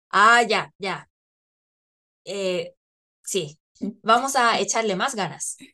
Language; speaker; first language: Spanish; non-native, fluent; Korean